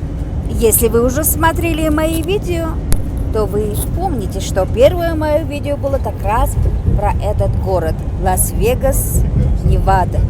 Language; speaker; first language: Russian; non-native, local second language; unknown